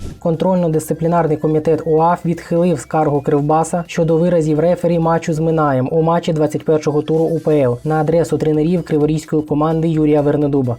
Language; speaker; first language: Ukrainian; native; Ukrainian